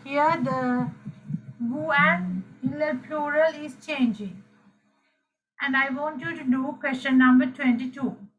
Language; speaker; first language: English; non-native, local second language; Sinhala